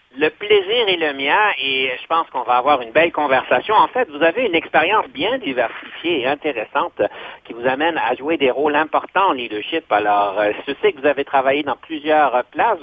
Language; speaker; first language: French; native; French